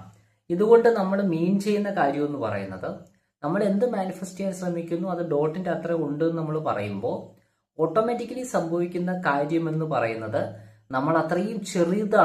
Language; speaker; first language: Malayalam; native; Malayalam